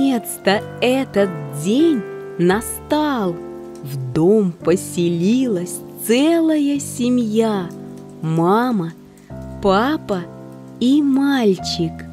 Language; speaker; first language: Russian; native; Russian